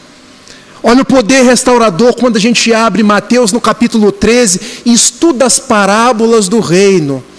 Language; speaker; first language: Portuguese; native; Portuguese